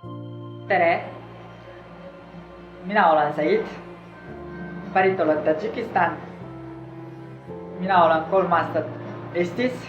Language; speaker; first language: Estonian; non-native, learner; Tajik